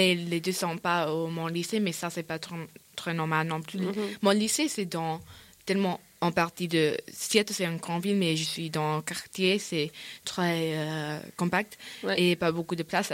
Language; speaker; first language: French; non-native, learner; English